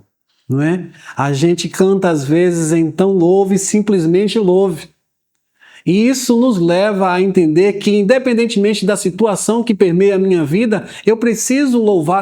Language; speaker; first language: Portuguese; native; Portuguese